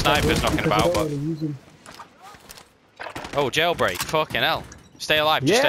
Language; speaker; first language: English; native; English